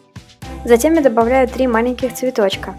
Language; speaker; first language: Russian; native; Russian